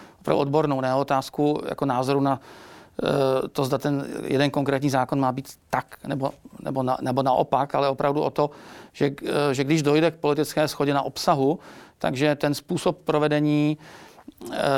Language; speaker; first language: Czech; native; Czech